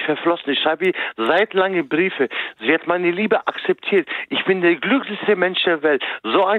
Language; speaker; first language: German; native; German